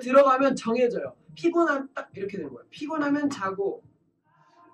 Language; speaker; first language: Korean; native; Korean